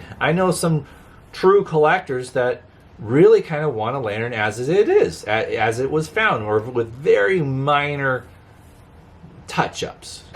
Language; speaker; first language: English; native; English